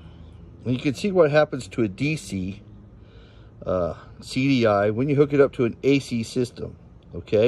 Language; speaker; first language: English; native; English